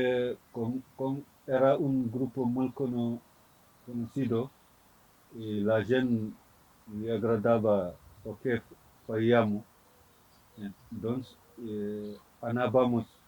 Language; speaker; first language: Catalan; non-native, learner; Fula